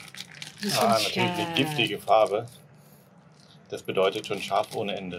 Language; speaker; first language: German; native; German